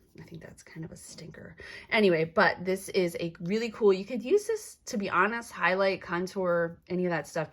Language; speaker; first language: English; native; English